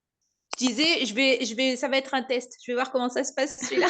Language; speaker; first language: French; native; French